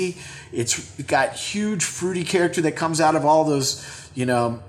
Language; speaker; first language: English; native; English